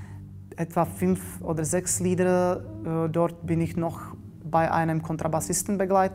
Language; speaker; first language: German; non-native, fluent; Czech